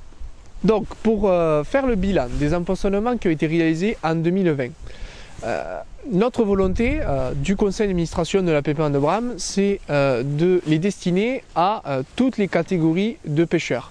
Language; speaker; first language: French; native; French